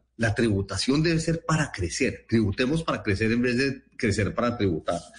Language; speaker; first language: Spanish; native; Spanish